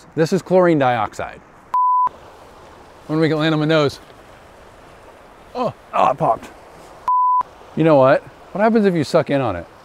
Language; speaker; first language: English; native; English